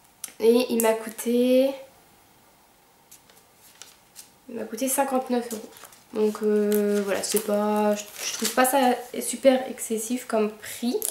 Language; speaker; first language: French; native; French